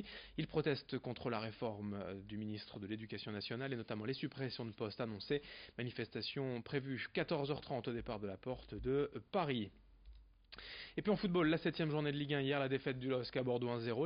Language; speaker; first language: French; native; French